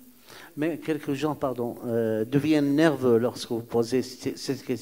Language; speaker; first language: French; non-native, fluent; Arabic